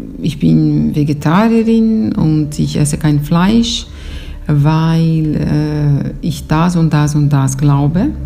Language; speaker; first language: German; non-native, fluent; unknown